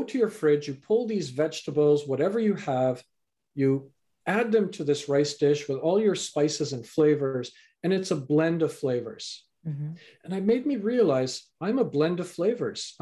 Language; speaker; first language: English; native; English